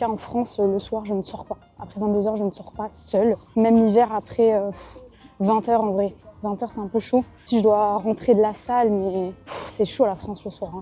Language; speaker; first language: French; native; French